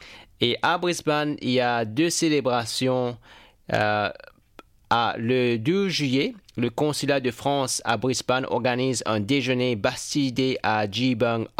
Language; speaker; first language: French; non-native, fluent; English